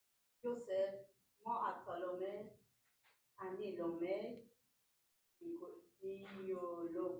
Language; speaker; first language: Hebrew; non-native, learner; English